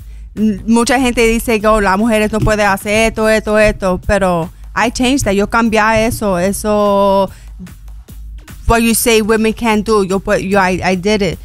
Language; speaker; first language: Spanish; early bilingual, heritage; English